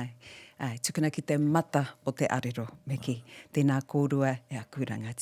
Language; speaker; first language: Māori; non-native, local second language; English